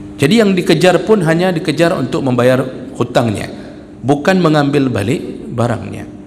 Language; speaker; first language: Malay; non-native, local second language; Achinese